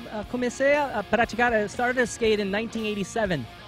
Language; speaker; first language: English; non-native, fluent; Portuguese